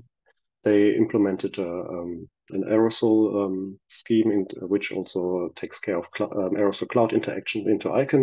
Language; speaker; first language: English; non-native, fluent; German